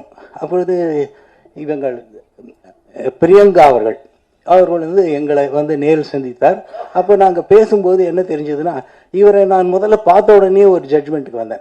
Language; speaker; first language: Tamil; native; Tamil